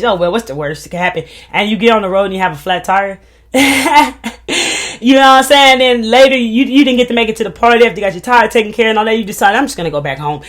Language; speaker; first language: English; native; English